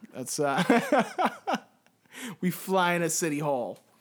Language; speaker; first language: English; early bilingual, heritage; Spanish